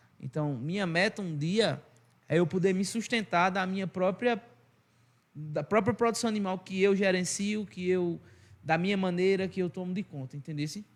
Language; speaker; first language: Portuguese; native; Portuguese